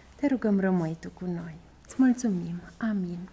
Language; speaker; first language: Romanian; native; Romanian